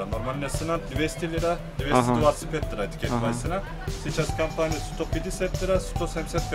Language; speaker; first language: Russian; non-native, learner; Turkish